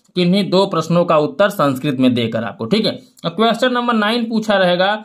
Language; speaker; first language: Hindi; native; Hindi